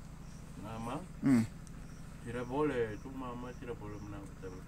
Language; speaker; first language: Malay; non-native, local second language; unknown